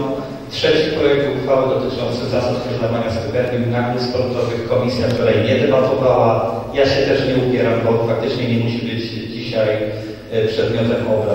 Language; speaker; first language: Polish; native; Polish